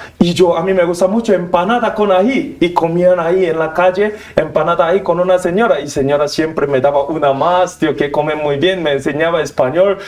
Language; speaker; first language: Spanish; non-native, learner; Korean